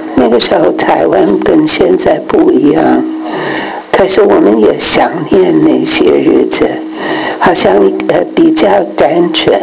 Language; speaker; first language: Chinese; non-native, fluent; English